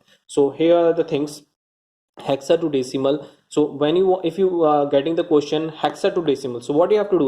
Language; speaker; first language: English; non-native, local second language; Hindi